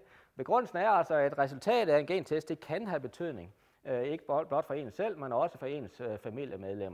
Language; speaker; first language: Danish; native; Danish